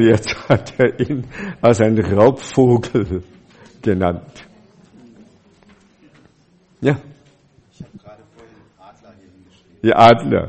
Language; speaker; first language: German; non-native, fluent; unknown